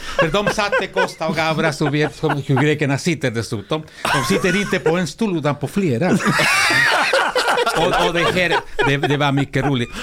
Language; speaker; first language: Swedish; non-native, fluent; Spanish